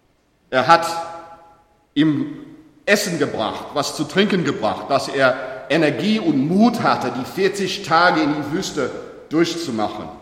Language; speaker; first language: German; non-native, learner; English